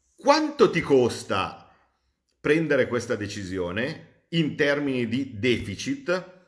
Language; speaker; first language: Italian; native; Italian